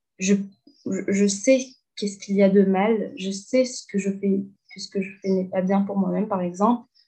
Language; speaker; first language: French; non-native, local second language; Arabic